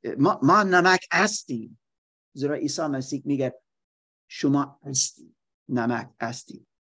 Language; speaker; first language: Persian; non-native, learner; German